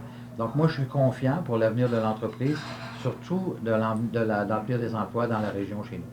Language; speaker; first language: French; native; French